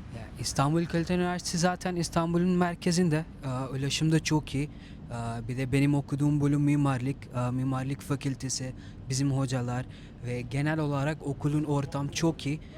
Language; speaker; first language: Turkish; non-native, fluent; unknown